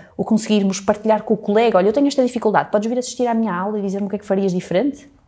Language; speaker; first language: Portuguese; native; Portuguese